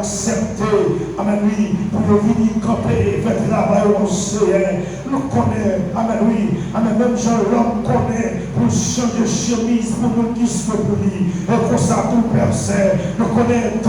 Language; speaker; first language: French; non-native, local second language; Haitian Creole